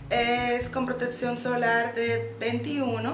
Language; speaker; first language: Spanish; native; Spanish